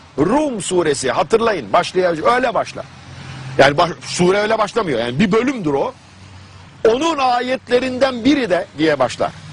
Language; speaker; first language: Turkish; non-native, fluent; German